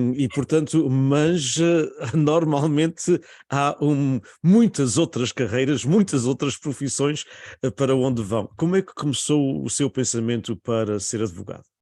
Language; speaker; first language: Portuguese; native; Portuguese